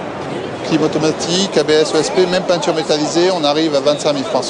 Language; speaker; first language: French; native; French